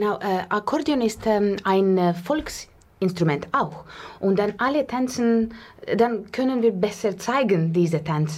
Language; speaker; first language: German; non-native, learner; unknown